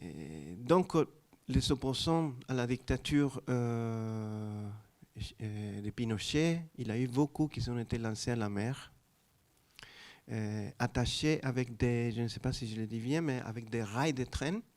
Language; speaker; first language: French; non-native, fluent; Spanish